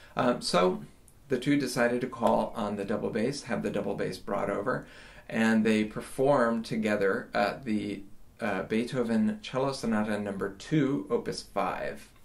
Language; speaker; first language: English; native; English